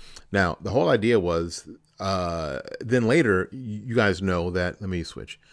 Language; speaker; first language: English; native; English